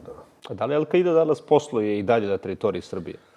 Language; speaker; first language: Bosnian; native; Bosnian